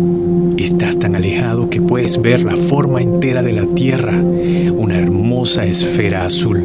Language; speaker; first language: Spanish; native; Spanish